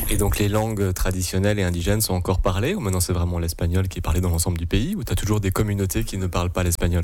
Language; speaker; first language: French; native; French